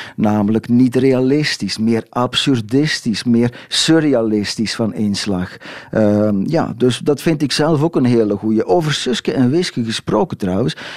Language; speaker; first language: Dutch; native; Dutch